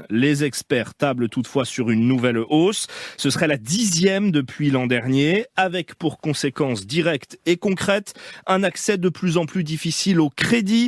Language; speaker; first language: French; native; French